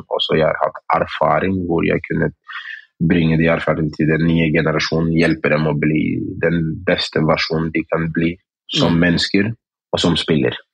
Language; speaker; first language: Norwegian; early bilingual, other home language; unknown